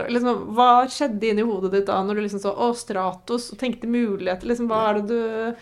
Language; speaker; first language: Norwegian; native; Norwegian